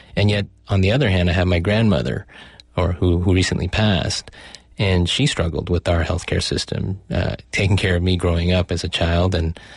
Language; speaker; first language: English; early bilingual, other home language; Chinese